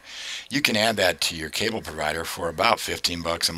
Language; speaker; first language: English; native; English